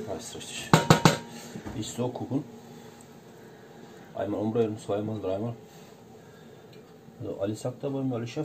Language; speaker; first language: German; non-native, learner; Turkish